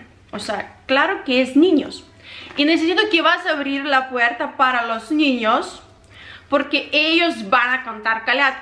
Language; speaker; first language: Spanish; non-native, fluent; Ukrainian